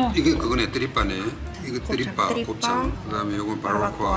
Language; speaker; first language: Spanish; non-native, learner; Korean